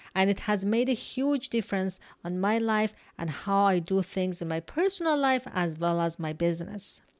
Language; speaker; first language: English; non-native, fluent; Persian